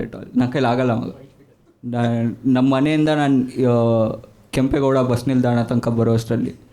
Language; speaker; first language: Kannada; native; Kannada